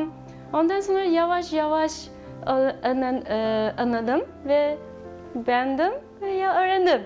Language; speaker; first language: Turkish; non-native, learner; Chinese